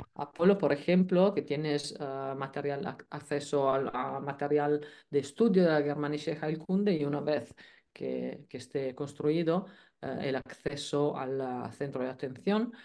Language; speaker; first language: Spanish; non-native, fluent; Italian